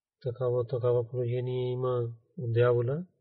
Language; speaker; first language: Bulgarian; non-native, learner; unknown